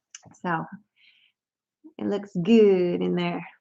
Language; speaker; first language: English; native; English